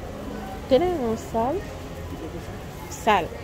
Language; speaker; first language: Spanish; non-native, fluent; Haitian Creole